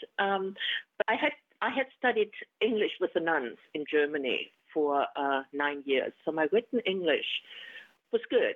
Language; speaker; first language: English; non-native, fluent; German